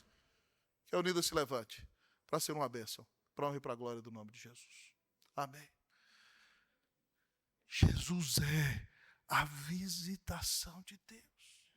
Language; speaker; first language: Portuguese; native; Portuguese